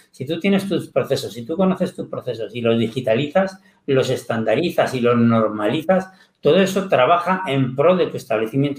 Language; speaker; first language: Spanish; native; Spanish